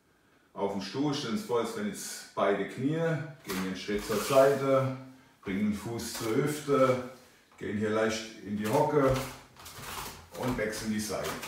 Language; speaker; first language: German; native; German